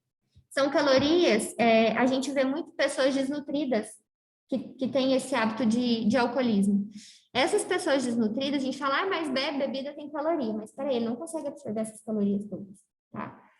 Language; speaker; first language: Portuguese; native; Portuguese